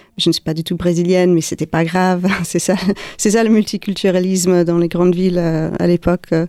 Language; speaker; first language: French; non-native, fluent; English